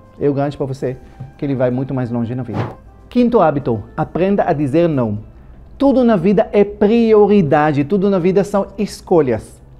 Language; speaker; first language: Portuguese; non-native, fluent; Hebrew